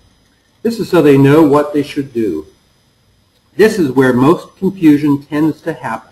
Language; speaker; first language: English; native; English